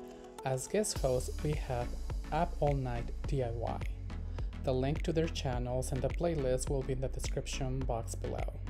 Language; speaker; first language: English; non-native, fluent; Spanish